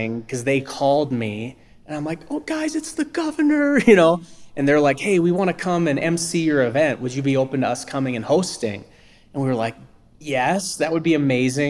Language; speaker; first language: English; native; English